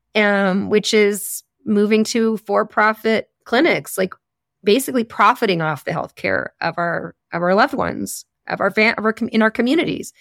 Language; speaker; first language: English; native; English